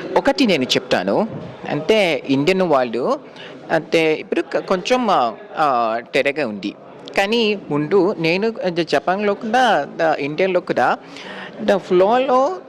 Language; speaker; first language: Telugu; non-native, learner; Japanese